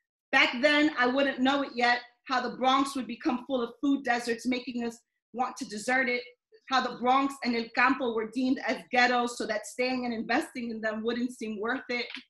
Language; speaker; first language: English; early bilingual, other home language; Spanish